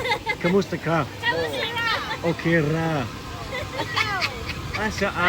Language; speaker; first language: Cebuano; non-native, learner; English